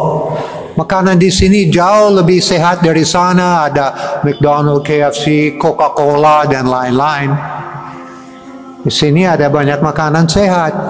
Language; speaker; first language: Indonesian; non-native, fluent; English